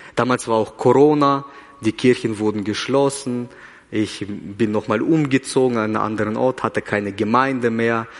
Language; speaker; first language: German; early bilingual, other home language; Russian